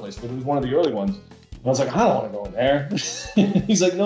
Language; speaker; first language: English; native; English